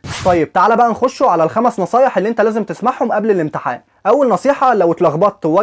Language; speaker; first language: Arabic; native; Arabic